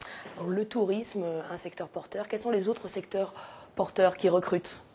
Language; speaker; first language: French; native; French